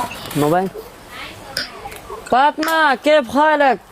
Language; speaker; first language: Arabic; non-native, learner; Pashto